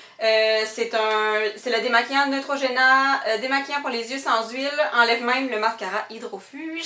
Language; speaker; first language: French; native; French